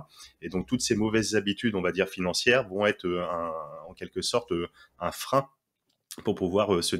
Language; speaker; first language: French; native; French